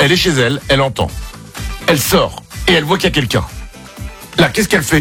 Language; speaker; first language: French; native; French